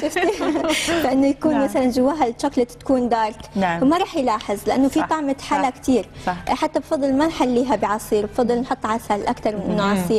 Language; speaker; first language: Arabic; native; Arabic